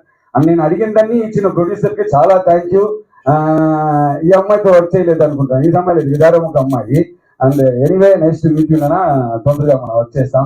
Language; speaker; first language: Telugu; non-native, fluent; Tamil